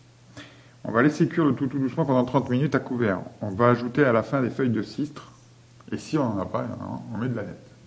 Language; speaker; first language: French; native; French